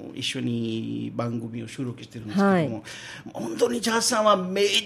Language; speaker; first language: Japanese; non-native, fluent; Urdu